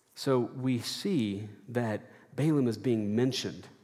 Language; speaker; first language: English; native; English